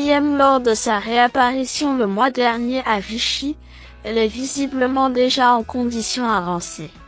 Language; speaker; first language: French; native; French